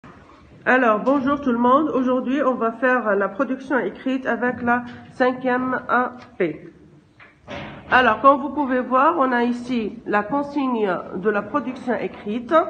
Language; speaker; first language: French; non-native, local second language; Arabic